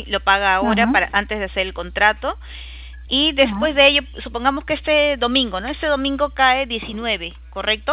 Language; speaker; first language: Spanish; native; Spanish